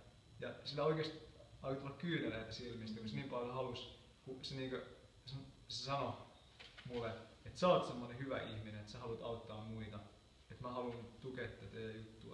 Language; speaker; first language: Finnish; native; Finnish